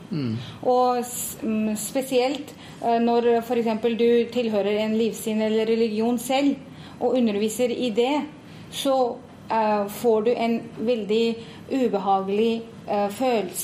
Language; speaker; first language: Norwegian; non-native, fluent; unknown